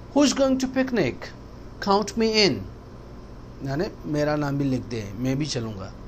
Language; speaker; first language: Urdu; non-native, local second language; Baluchi